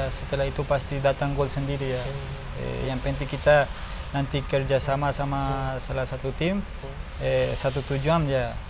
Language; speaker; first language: Indonesian; non-native, learner; Spanish